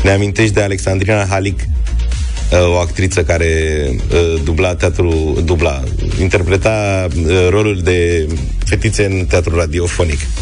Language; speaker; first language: Romanian; native; Romanian